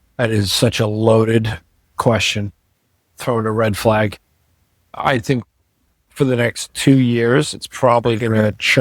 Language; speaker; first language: English; native; English